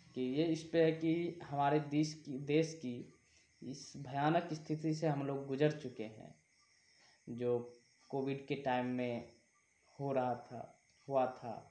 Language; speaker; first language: Hindi; native; Hindi